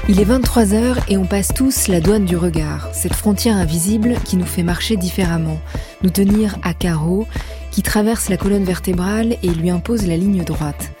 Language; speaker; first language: French; native; French